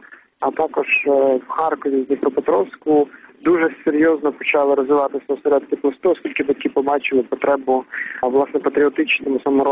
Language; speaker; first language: Ukrainian; native; Ukrainian